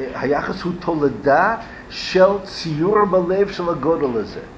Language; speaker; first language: Hebrew; non-native, fluent; English